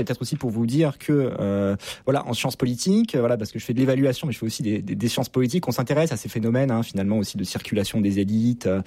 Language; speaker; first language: French; native; French